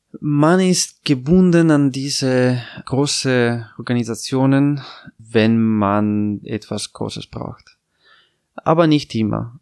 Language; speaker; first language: German; non-native, fluent; Italian